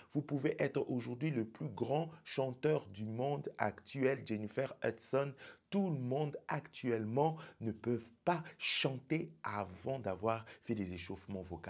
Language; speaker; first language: French; non-native, local second language; Lingala